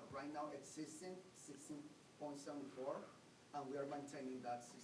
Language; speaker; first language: English; non-native, fluent; Spanish